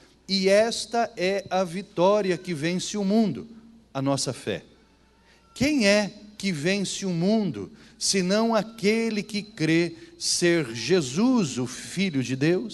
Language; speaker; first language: Portuguese; native; Portuguese